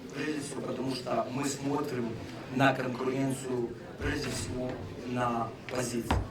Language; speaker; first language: Russian; native; Russian